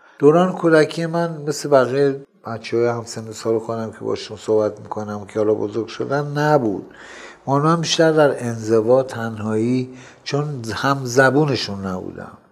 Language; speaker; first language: Persian; non-native, local second language; Azerbaijani